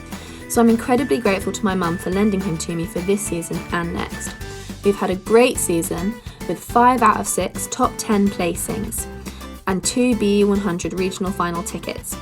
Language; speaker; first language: English; native; English